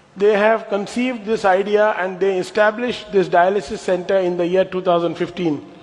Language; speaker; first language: English; non-native, local second language; Malayalam